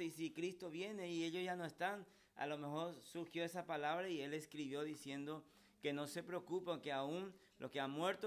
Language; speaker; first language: Spanish; native; Spanish